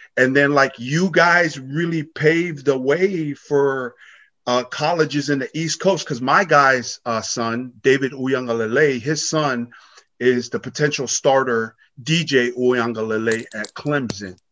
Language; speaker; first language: English; native; English